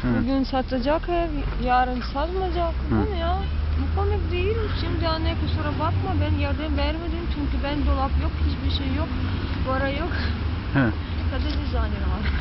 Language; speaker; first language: Turkish; non-native, learner; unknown